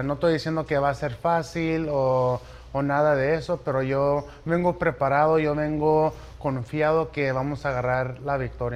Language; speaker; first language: Spanish; early bilingual, heritage; Spanish